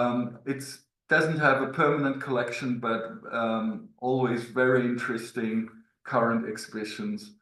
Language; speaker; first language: English; non-native, fluent; German